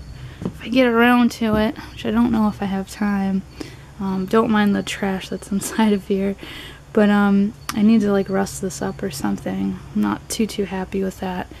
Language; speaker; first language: English; native; English